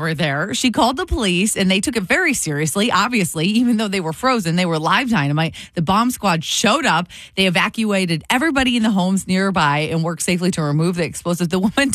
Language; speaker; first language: English; native; English